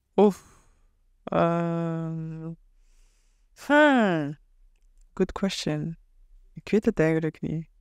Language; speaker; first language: Dutch; non-native, local second language; French